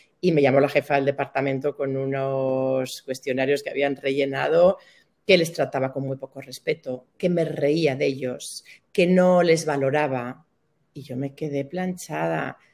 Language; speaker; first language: Spanish; native; Spanish